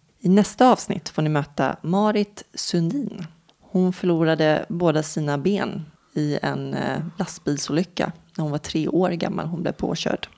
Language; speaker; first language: Swedish; native; Swedish